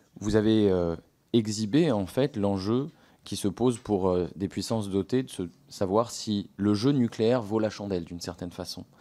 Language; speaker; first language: French; native; French